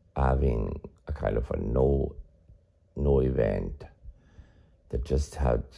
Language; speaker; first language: English; non-native, fluent; German